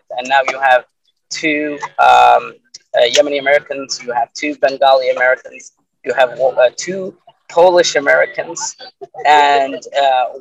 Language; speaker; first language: English; early bilingual, other home language; Arabic